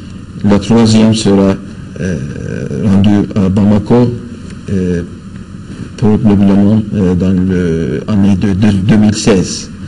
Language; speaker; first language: French; non-native, fluent; Turkish